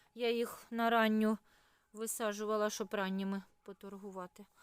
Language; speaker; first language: Ukrainian; native; Ukrainian